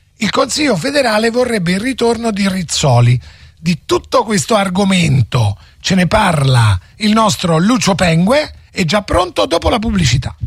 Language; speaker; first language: Italian; native; Italian